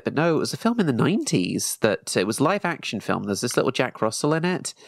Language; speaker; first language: English; native; English